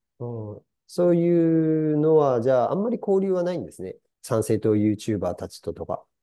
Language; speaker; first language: Japanese; native; Japanese